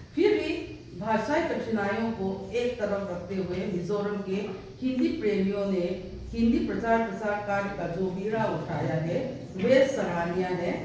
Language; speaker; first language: Hindi; non-native, local second language; Mizo